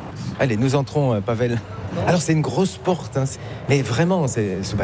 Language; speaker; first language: French; native; French